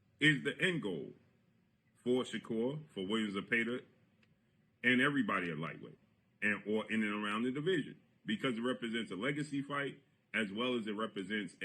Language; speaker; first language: English; native; English